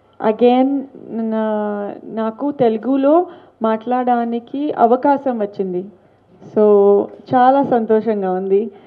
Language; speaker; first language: Telugu; non-native, learner; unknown